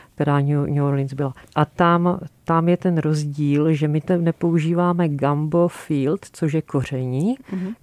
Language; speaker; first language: Czech; native; Czech